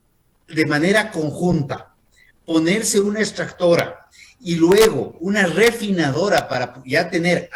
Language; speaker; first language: Spanish; native; Spanish